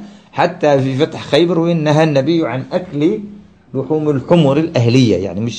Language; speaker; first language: Arabic; native; Arabic